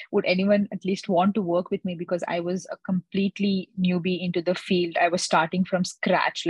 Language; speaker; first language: English; non-native, local second language; Hindi